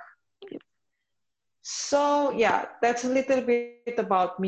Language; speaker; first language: English; non-native, fluent; Indonesian